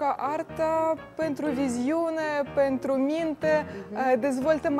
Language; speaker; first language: Romanian; non-native, learner; Russian